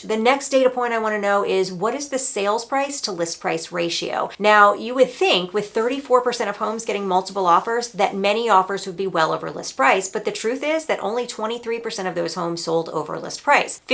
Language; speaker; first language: English; native; English